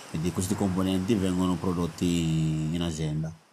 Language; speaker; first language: Italian; non-native, fluent; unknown